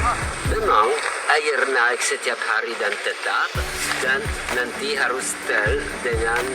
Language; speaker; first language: Indonesian; non-native, learner; French